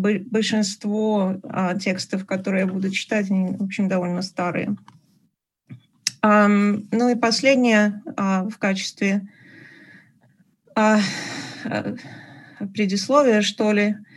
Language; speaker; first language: Russian; native; Russian